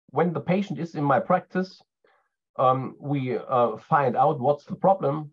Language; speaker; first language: English; non-native, fluent; German